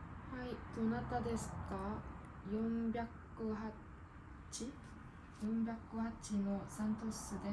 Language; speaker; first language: Japanese; non-native, learner; Korean